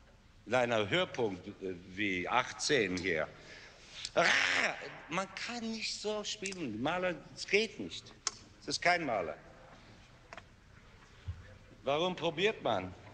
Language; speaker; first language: German; non-native, fluent; English